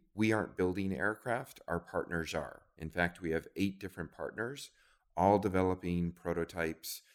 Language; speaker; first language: English; native; English